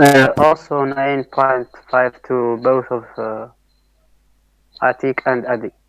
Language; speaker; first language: English; non-native, learner; Arabic